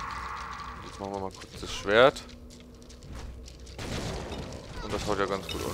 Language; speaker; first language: German; native; German